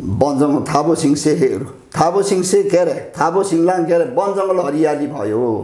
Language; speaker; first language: Nepali; non-native, local second language; Limbu